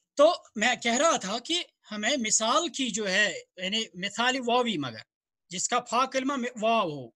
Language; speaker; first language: Hindi; non-native, local second language; Kashmiri